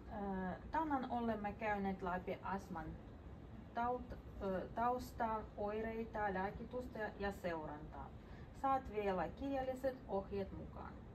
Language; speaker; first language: Finnish; non-native, fluent; Russian